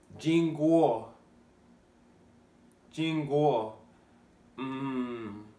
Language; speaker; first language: Spanish; non-native, learner; English